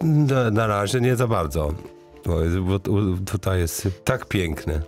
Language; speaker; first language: Polish; non-native, learner; English